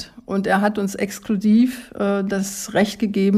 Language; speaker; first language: German; native; German